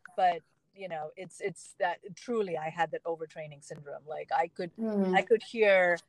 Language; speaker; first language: English; non-native, local second language; Tamil